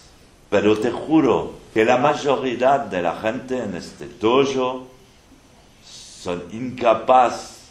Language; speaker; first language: Spanish; non-native, fluent; French